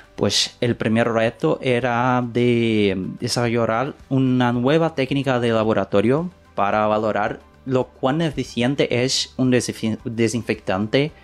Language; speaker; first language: Spanish; non-native, learner; Portuguese